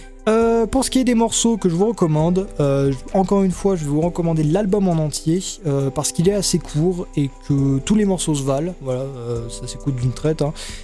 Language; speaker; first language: French; native; French